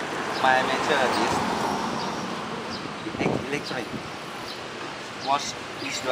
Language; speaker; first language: English; non-native, learner; Thai